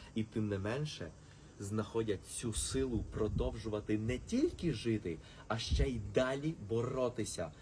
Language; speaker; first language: Ukrainian; early bilingual, heritage; Spanish